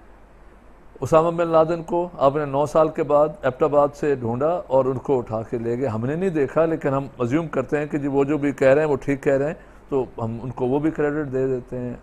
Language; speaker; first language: Urdu; non-native, local second language; Sindhi